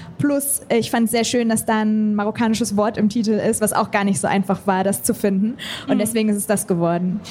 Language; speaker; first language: German; native; German